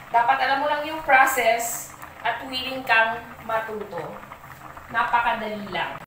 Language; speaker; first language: Filipino; non-native, local second language; Hiligaynon